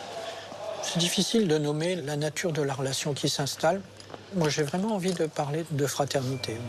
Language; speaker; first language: French; native; French